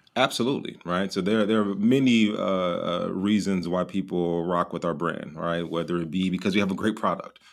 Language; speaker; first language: English; native; English